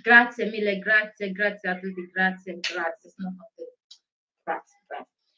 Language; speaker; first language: Italian; non-native, learner; Igbo